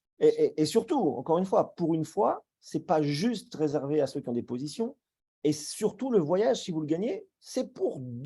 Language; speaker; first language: French; native; French